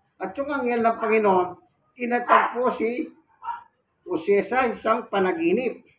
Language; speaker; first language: Filipino; non-native, local second language; Pampanga